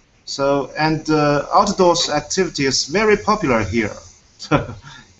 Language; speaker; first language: English; non-native, fluent; Chinese